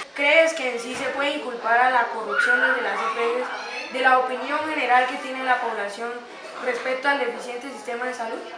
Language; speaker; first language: Spanish; native; Spanish